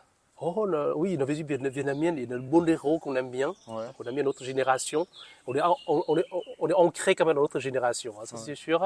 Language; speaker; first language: French; non-native, fluent; Vietnamese